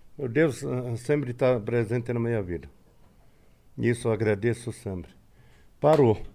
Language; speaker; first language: Portuguese; non-native, fluent; Arabic